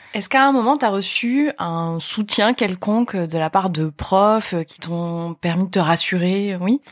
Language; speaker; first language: French; native; French